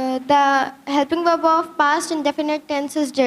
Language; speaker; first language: English; non-native, learner; Hindi